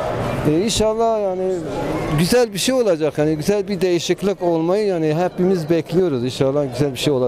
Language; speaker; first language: Turkish; non-native, local second language; Kurdish